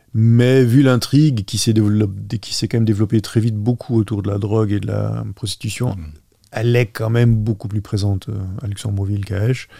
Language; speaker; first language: French; non-native, local second language; Luxembourgish